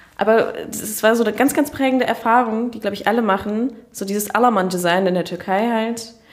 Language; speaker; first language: German; early bilingual, other home language; Turkish